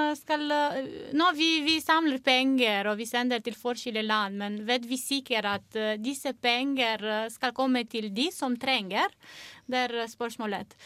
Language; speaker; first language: Norwegian; non-native, fluent; Romanian